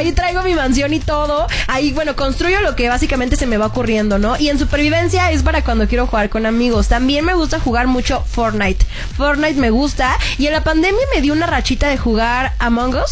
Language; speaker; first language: Spanish; native; Spanish